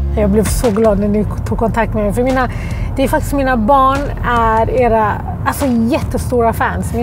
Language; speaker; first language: Swedish; early bilingual, other home language; Arabic